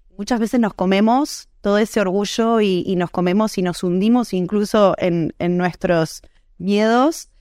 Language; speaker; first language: Spanish; native; Spanish